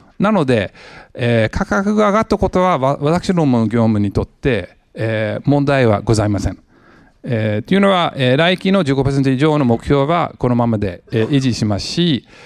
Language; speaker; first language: Japanese; non-native, fluent; English